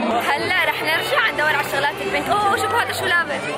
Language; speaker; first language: Arabic; native; Arabic